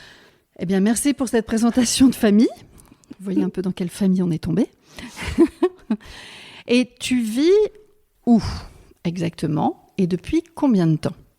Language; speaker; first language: French; native; French